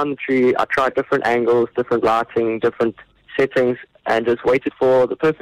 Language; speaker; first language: English; native; English